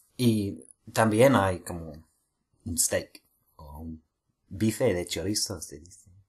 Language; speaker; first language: Spanish; non-native, fluent; English